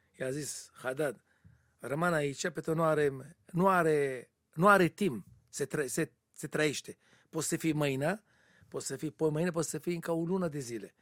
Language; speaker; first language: Romanian; non-native, learner; Hebrew